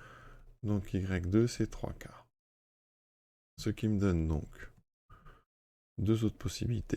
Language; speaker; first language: French; native; French